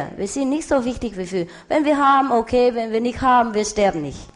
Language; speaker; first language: German; non-native, learner; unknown